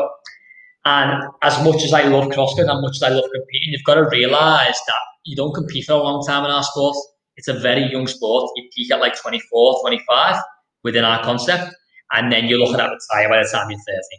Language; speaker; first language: English; native; English